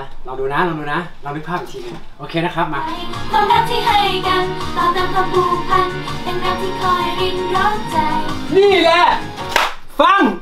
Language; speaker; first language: Thai; native; Thai